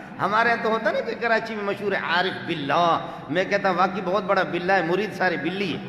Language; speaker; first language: Urdu; non-native, local second language; Baluchi